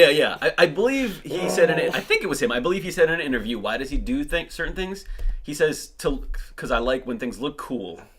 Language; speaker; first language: English; native; English